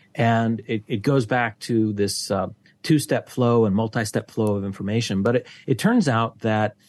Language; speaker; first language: English; native; English